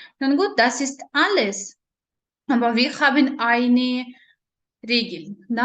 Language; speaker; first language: German; non-native, learner; Ukrainian